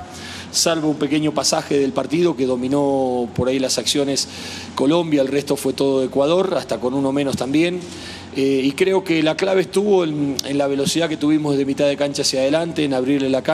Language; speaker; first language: Spanish; native; Spanish